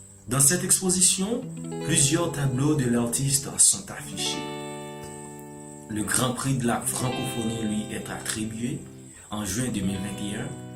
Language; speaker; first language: French; non-native, local second language; Haitian Creole